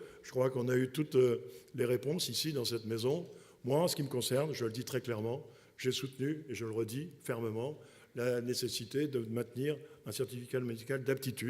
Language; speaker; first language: French; native; French